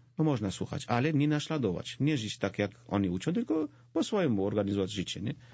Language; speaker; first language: Polish; non-native, fluent; Georgian